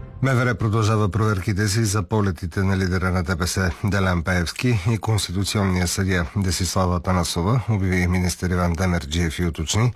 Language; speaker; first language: Bulgarian; native; Bulgarian